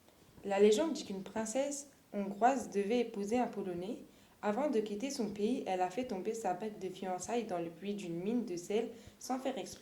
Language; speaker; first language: French; native; French